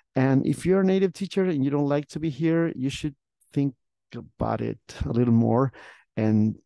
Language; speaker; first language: English; non-native, fluent; Spanish